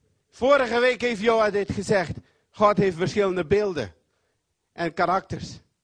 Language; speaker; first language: Dutch; non-native, fluent; Papiamento